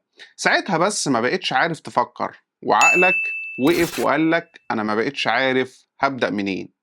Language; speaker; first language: Arabic; native; Arabic